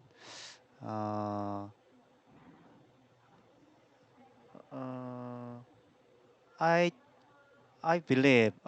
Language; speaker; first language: English; non-native, learner; Korean